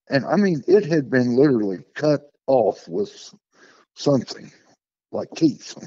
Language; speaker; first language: English; native; English